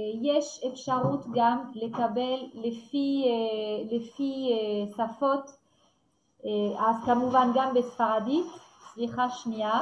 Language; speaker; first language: Hebrew; non-native, fluent; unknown